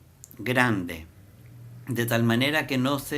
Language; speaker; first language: Spanish; native; Spanish